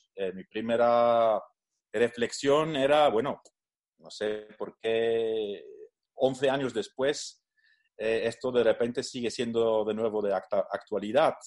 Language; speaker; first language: Spanish; non-native, fluent; Dutch